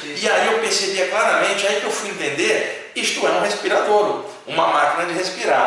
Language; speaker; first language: Portuguese; native; Portuguese